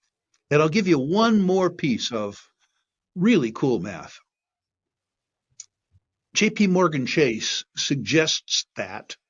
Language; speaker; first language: English; native; English